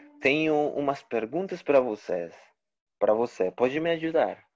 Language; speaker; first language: Portuguese; non-native, learner; Spanish